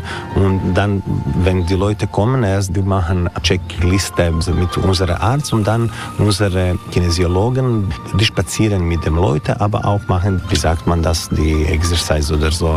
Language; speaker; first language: German; non-native, learner; Croatian